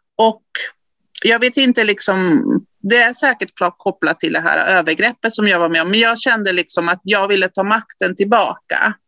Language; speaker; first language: Swedish; early bilingual, other home language; Spanish